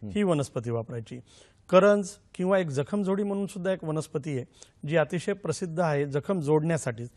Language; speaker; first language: Marathi; native; Marathi